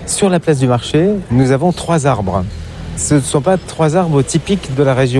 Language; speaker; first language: French; native; French